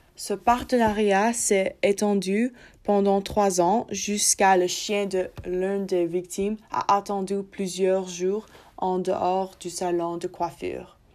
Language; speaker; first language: French; non-native, learner; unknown